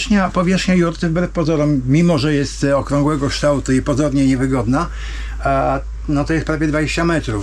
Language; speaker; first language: Polish; native; Polish